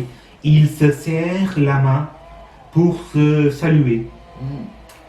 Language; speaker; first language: French; non-native, learner; Sinhala